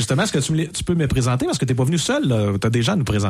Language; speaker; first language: French; native; French